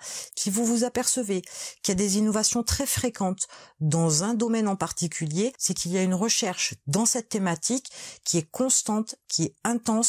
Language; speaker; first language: French; native; French